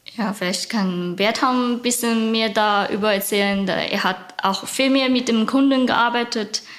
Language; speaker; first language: German; non-native, fluent; Chinese